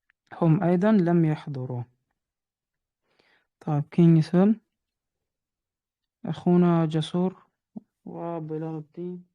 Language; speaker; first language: Arabic; non-native, fluent; Uzbek